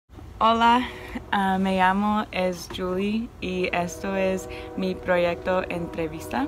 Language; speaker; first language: Spanish; non-native, learner; English